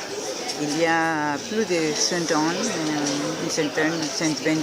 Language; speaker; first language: French; non-native, fluent; Spanish